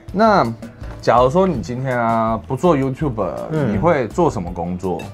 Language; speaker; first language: Chinese; native; Chinese